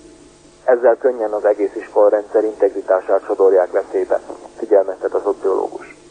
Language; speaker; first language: Hungarian; native; Hungarian